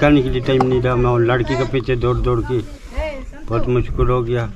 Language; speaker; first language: Hindi; non-native, local second language; Tibetan